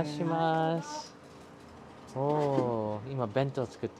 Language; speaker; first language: Japanese; non-native, learner; English